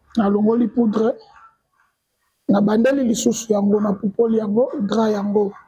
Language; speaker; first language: Lingala; non-native, local second language; Kongo